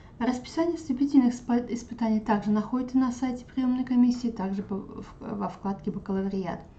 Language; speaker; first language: Russian; non-native, local second language; Tatar